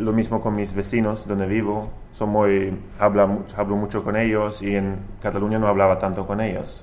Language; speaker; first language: Spanish; non-native, fluent; Swedish